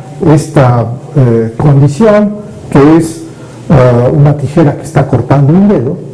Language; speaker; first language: Spanish; native; Spanish